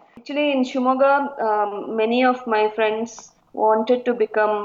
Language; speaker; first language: English; non-native, local second language; Kannada